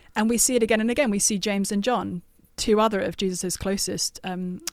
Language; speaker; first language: English; native; English